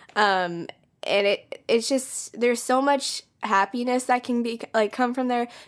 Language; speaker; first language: English; native; English